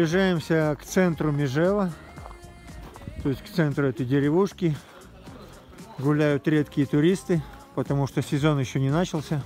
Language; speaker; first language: Russian; native; Russian